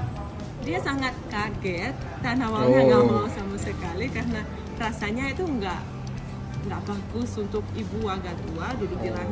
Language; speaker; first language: Indonesian; non-native, fluent; Russian